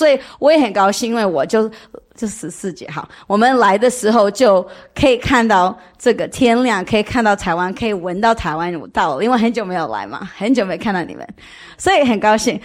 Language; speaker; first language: Chinese; early bilingual, heritage; English